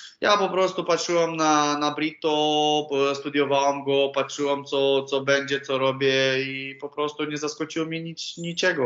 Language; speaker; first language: Polish; non-native, learner; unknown